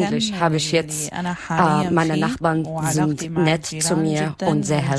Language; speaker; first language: German; non-native, learner; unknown